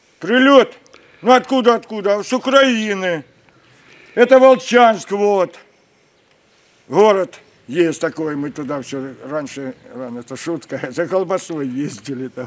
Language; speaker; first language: Russian; native; Russian